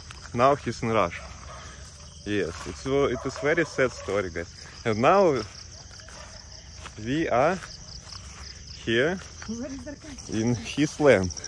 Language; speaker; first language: English; non-native, learner; Russian